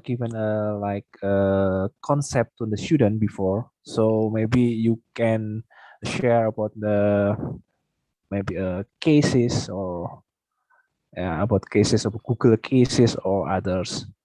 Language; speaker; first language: English; non-native, fluent; Indonesian